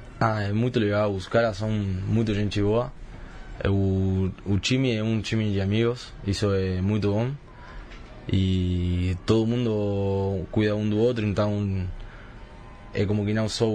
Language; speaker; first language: Portuguese; early bilingual, heritage; Spanish